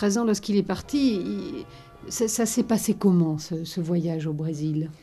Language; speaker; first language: French; native; French